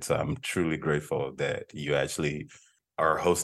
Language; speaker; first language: English; non-native, local second language; Igbo